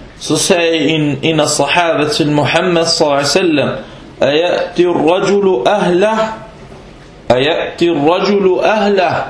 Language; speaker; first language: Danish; non-native, fluent; Arabic